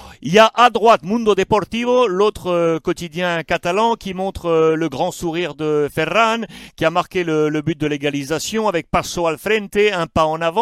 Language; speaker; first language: French; native; French